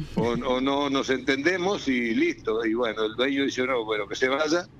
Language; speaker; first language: Spanish; native; Spanish